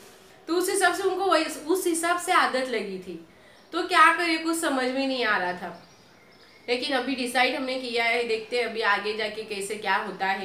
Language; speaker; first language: Hindi; native; Hindi